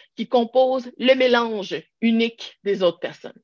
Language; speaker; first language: French; native; French